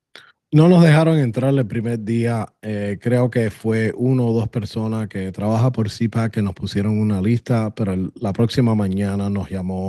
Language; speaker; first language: Spanish; early bilingual, other home language; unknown